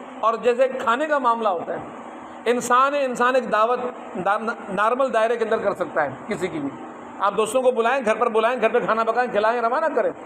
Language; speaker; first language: Urdu; non-native, local second language; Sindhi